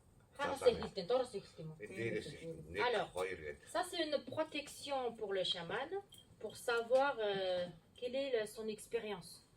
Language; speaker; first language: French; non-native, learner; Mongolian